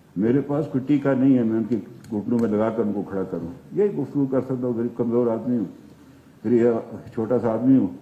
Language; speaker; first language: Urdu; non-native, local second language; Pahari-Potwari